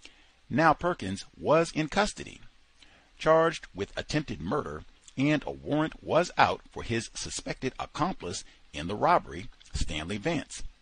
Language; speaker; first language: English; native; English